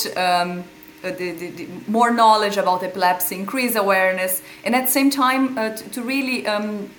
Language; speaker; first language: English; non-native, fluent; Portuguese